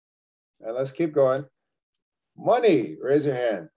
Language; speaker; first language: English; native; English